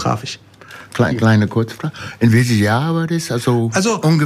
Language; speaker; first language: German; non-native, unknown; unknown